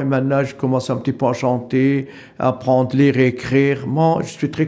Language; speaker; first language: French; non-native, learner; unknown